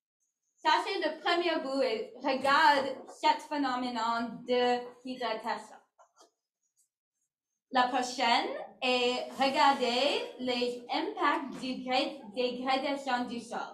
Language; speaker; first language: French; non-native, learner; English